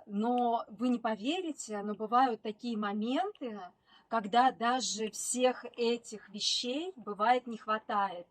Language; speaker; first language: Russian; native; Russian